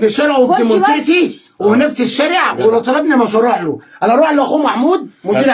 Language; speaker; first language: Arabic; native; Arabic